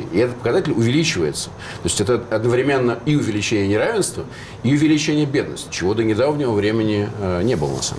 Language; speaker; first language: Russian; native; Russian